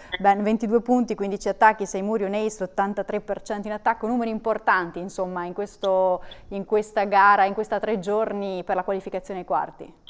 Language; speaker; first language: Italian; native; Italian